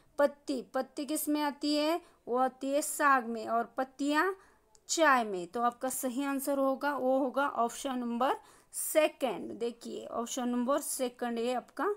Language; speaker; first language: Hindi; non-native, local second language; Marathi